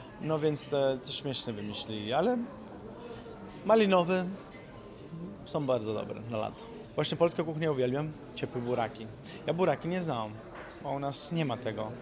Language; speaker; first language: Polish; non-native, fluent; Italian